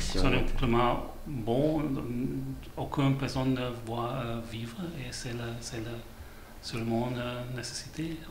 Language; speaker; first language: French; non-native, learner; German